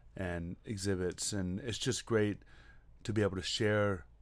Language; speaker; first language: English; native; English